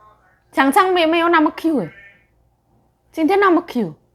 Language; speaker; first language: Chinese; non-native, learner; Javanese